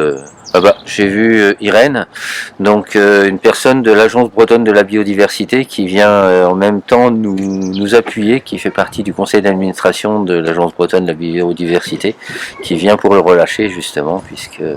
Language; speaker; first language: French; native; French